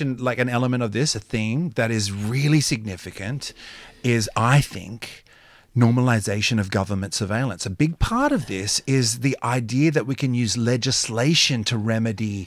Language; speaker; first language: English; native; English